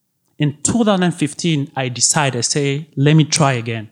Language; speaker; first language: English; non-native, fluent; Rundi